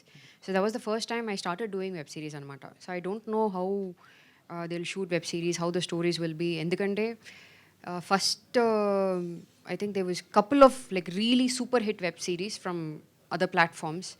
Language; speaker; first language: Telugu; non-native, fluent; Tamil